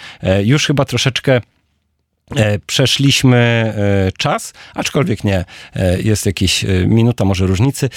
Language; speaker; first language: Polish; native; Polish